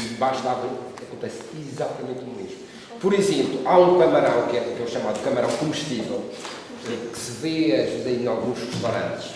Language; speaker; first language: Portuguese; native; Portuguese